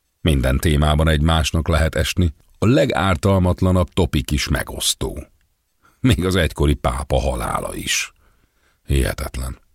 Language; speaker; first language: Hungarian; native; Hungarian